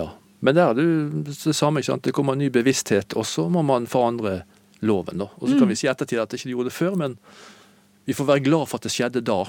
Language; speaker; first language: Norwegian; native; Norwegian